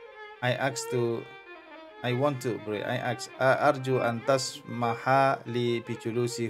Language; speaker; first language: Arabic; non-native, fluent; Indonesian